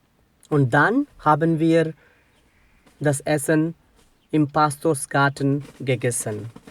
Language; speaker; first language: German; non-native, fluent; Telugu